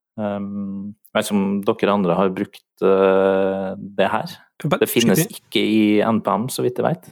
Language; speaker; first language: Norwegian; native; Norwegian